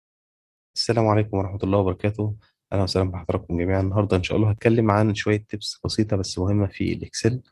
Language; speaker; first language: Arabic; native; Arabic